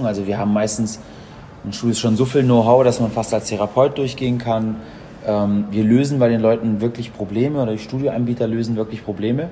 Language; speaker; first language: German; native; German